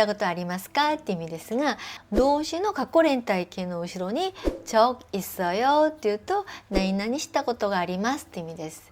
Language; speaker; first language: Japanese; non-native, fluent; Korean